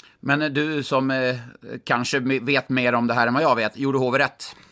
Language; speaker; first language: Swedish; native; Swedish